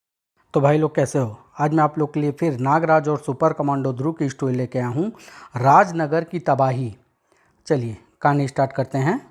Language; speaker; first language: Hindi; native; Hindi